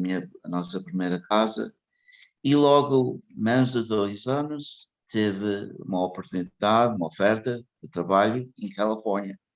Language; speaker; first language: Portuguese; early bilingual, heritage; English